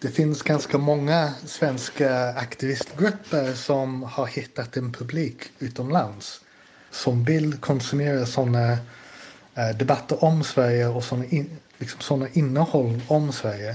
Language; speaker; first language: Swedish; non-native, fluent; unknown